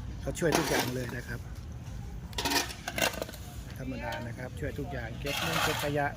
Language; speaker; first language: Thai; native; Thai